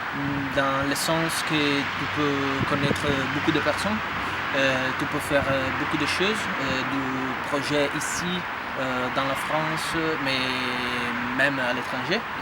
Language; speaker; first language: French; non-native, fluent; Italian